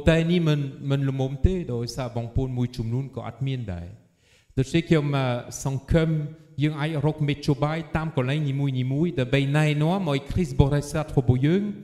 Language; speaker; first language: Khmer; non-native, fluent; French